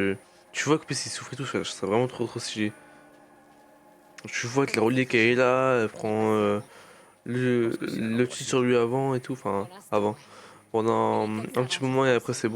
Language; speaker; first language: French; native; French